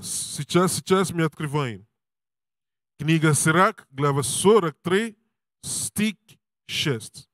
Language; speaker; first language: Russian; non-native, learner; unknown